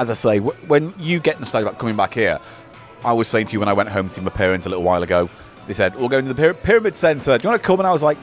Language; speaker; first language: English; native; English